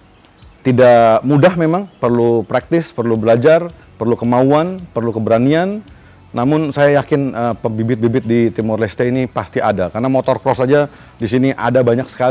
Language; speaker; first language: Indonesian; non-native, local second language; Tetum